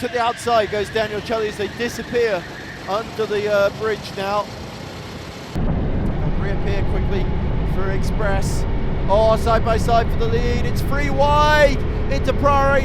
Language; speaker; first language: English; native; English